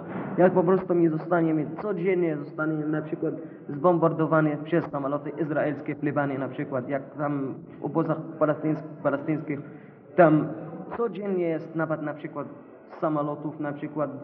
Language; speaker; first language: Polish; non-native, learner; Arabic